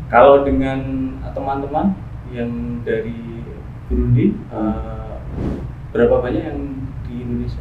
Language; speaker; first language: Indonesian; native; Indonesian